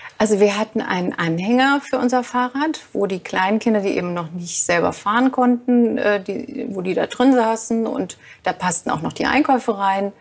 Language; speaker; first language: German; native; German